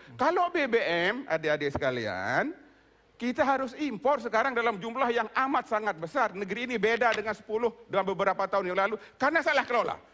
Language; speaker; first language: Indonesian; non-native, local second language; Sasak